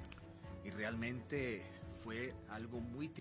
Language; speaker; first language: Portuguese; non-native, learner; Spanish